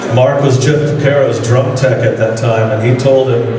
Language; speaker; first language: English; native; English